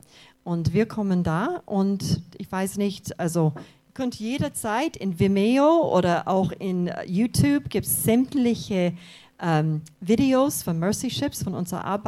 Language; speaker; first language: German; non-native, fluent; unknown